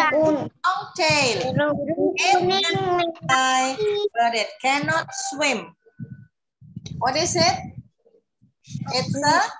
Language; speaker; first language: English; non-native, fluent; Indonesian